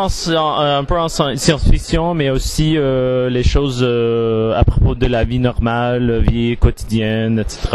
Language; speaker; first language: French; non-native, learner; English